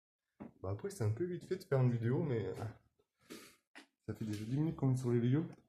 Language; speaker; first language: French; native; French